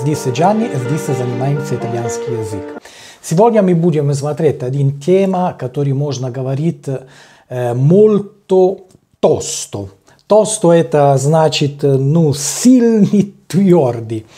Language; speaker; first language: Russian; non-native, learner; Italian